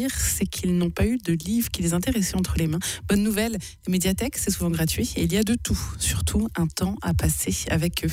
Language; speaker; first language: French; native; French